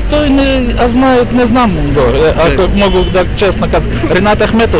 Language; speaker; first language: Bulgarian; non-native, learner; Russian